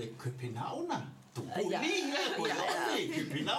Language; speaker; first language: Danish; early bilingual, other home language; Swahili